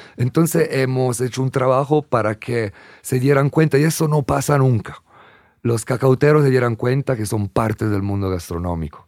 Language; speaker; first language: Spanish; non-native, fluent; Italian